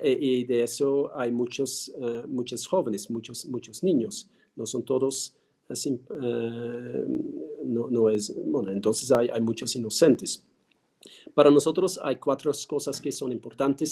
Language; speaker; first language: Spanish; non-native, fluent; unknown